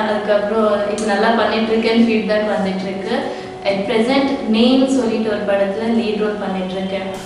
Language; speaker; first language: Tamil; non-native, local second language; Telugu